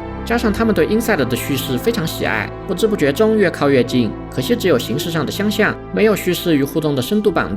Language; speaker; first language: Chinese; native; Chinese